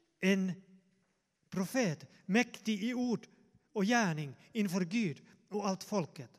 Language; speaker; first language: Swedish; non-native, fluent; Finnish